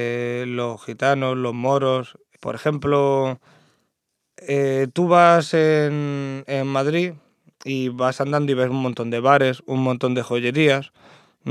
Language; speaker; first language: Spanish; native; Spanish